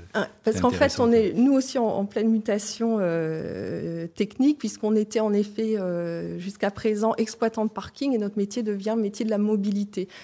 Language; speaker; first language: French; native; French